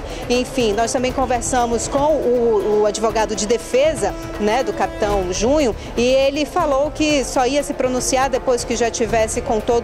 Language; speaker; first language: Portuguese; native; Portuguese